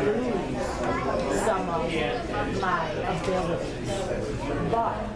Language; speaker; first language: English; native; English